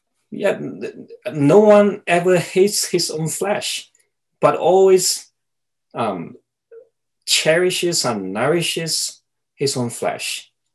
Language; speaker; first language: English; non-native, fluent; Chinese